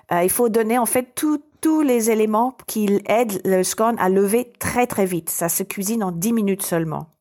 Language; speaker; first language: French; non-native, fluent; English